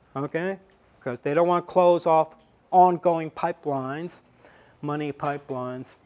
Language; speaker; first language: English; non-native, fluent; Estonian